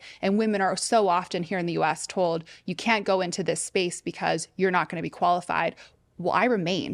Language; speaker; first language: English; native; English